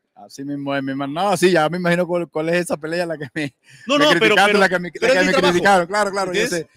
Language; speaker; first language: Spanish; native; Spanish